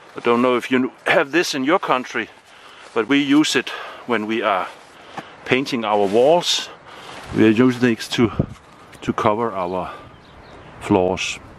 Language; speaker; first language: English; non-native, fluent; Danish